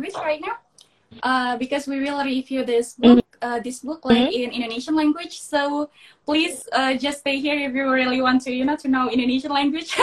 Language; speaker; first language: English; non-native, local second language; Indonesian